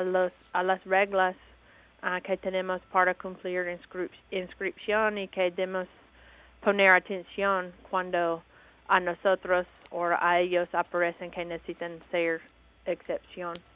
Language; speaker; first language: Spanish; non-native, learner; English